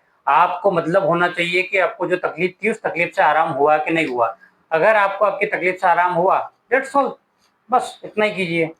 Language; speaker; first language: Hindi; native; Hindi